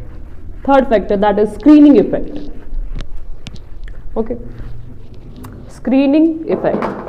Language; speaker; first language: English; non-native, local second language; Kashmiri